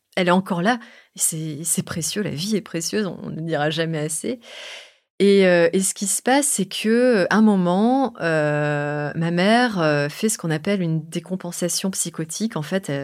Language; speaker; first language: French; native; French